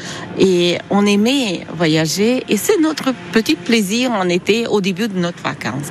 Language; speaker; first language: French; non-native, fluent; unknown